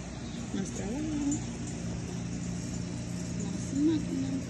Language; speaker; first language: Spanish; early bilingual, heritage; Spanish